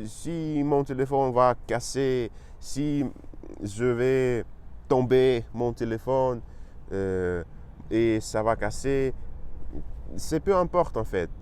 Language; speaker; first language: French; non-native, learner; Russian